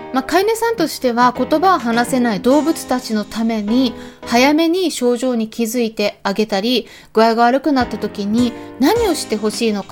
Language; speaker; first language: Japanese; native; Japanese